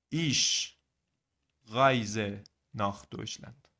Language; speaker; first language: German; non-native, fluent; Persian